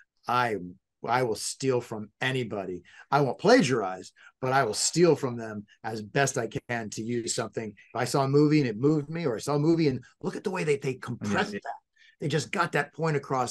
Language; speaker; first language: English; native; English